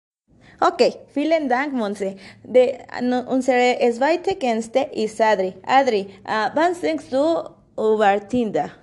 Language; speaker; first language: German; non-native, learner; Spanish